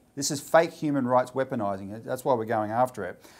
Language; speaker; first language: English; native; English